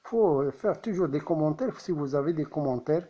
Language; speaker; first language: French; non-native, local second language; Arabic